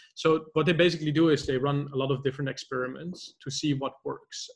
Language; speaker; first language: English; non-native, fluent; Dutch